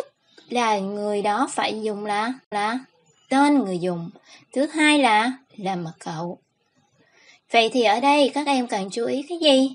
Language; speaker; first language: Vietnamese; native; Vietnamese